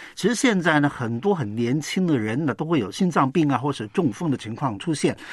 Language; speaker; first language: Chinese; non-native, local second language; Cantonese